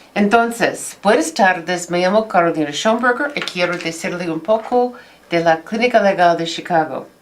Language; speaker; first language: Spanish; non-native, learner; English